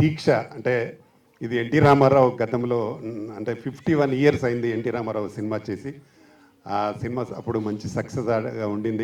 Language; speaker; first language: Telugu; native; Telugu